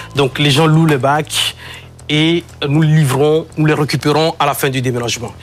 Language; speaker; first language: French; non-native, local second language; Ewe